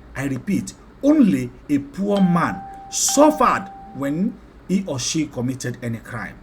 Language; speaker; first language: English; non-native, local second language; Yoruba